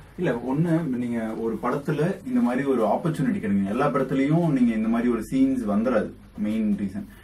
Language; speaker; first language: Tamil; native; Tamil